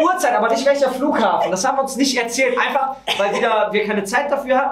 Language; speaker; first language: German; native; German